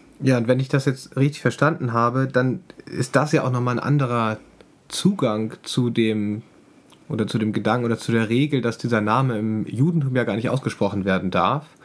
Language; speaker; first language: German; native; German